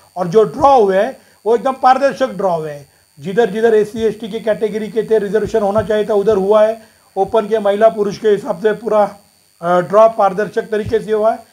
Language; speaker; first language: Hindi; non-native, local second language; Marathi